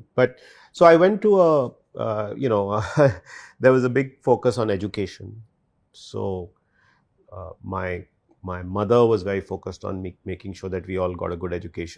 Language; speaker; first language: English; non-native, local second language; Hindi